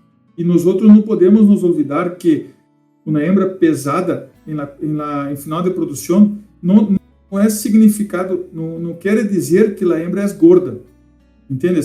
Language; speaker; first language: Spanish; non-native, fluent; Portuguese